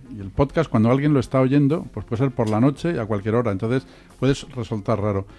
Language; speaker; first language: Spanish; native; Spanish